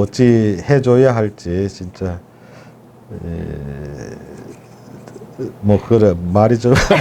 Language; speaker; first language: Korean; native; Korean